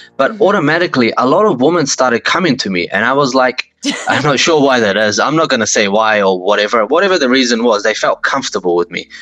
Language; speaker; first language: English; native; English